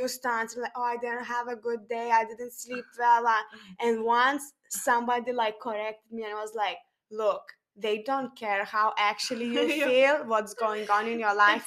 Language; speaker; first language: English; non-native, fluent; Lithuanian